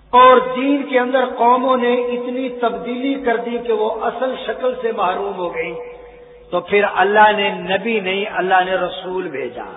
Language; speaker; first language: Urdu; non-native, local second language; Punjabi